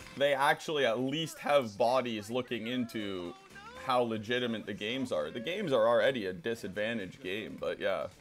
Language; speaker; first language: English; native; English